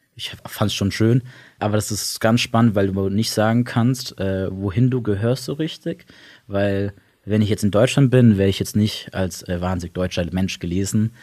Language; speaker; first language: German; early bilingual, other home language; Italian